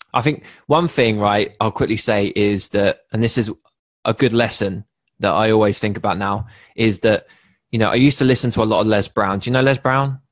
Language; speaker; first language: English; native; English